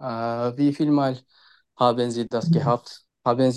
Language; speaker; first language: German; non-native, learner; Turkish